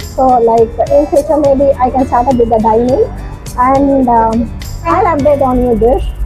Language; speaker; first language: English; non-native, local second language; Tamil